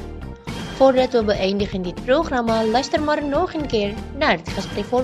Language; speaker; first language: Dutch; non-native, learner; Indonesian